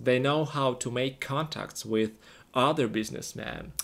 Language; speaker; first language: English; non-native, fluent; Russian